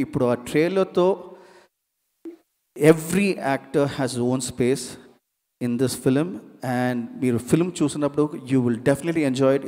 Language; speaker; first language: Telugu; non-native, learner; Tamil